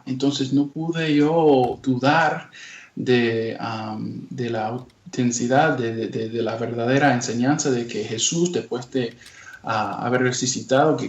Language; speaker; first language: Spanish; non-native, fluent; English